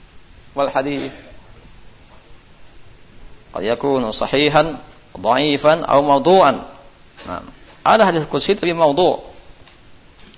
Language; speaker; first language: Arabic; non-native, fluent; Indonesian